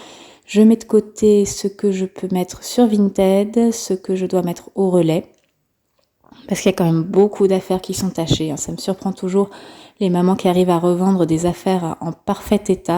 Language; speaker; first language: French; native; French